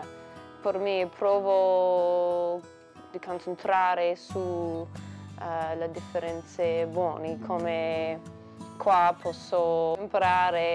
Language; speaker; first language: Italian; non-native, learner; English